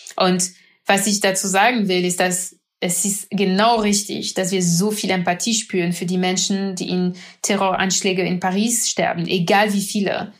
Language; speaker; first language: German; non-native, fluent; French